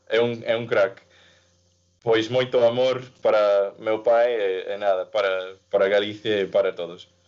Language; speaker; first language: Galician; non-native, fluent; English